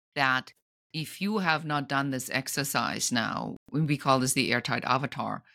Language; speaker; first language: English; non-native, fluent; German